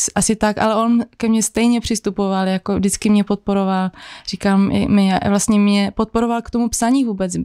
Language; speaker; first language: Czech; native; Czech